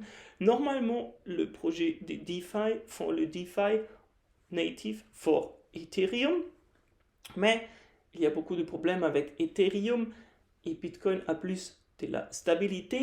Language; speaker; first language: French; non-native, fluent; German